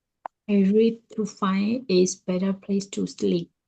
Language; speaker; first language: English; non-native, learner; Burmese